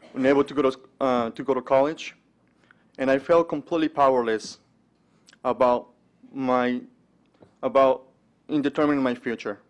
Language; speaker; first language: English; early bilingual, other home language; Spanish